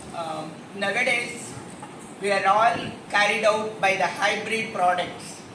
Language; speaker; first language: English; non-native, local second language; Telugu